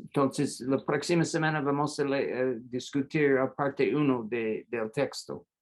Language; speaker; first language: Spanish; non-native, fluent; English